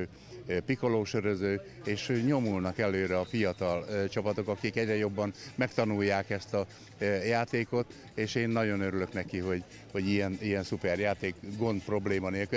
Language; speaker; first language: Hungarian; native; Hungarian